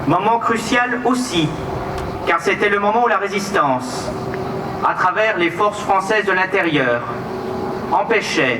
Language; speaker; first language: French; native; French